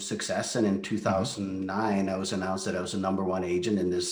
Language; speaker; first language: English; non-native, fluent; Norwegian